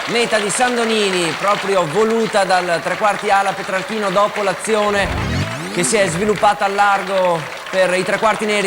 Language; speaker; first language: Italian; native; Italian